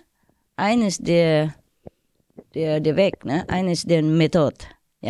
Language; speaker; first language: German; non-native, learner; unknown